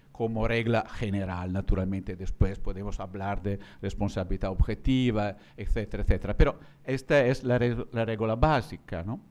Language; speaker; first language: Spanish; non-native, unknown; Italian